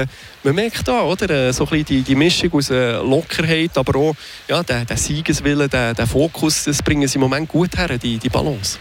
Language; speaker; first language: German; native; German